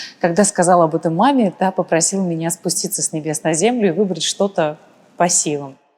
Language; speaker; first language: Russian; early bilingual, other home language; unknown